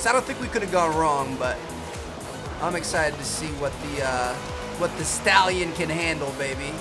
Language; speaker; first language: English; native; English